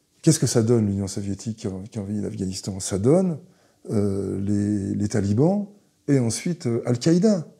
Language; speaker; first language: French; early bilingual, other home language; Hebrew